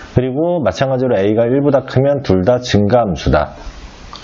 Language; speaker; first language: Korean; native; Korean